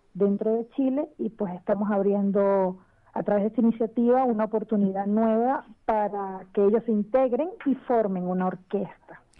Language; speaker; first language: Spanish; native; Spanish